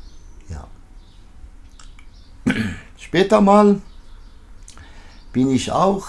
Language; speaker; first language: German; non-native, learner; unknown